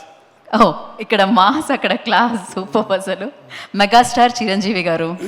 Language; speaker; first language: Telugu; native; Telugu